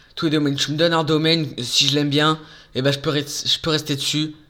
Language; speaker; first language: French; native; French